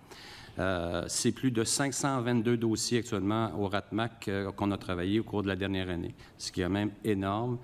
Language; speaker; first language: French; native; French